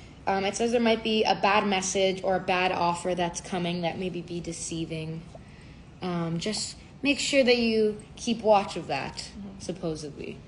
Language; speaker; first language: English; native; English